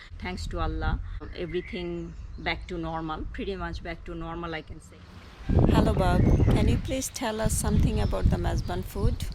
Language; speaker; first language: English; non-native, local second language; Bangla